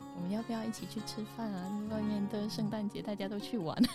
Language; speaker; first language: Chinese; non-native, fluent; Vietnamese